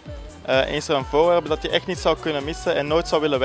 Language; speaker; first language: Dutch; native; Dutch